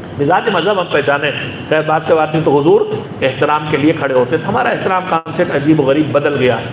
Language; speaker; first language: Urdu; native; Urdu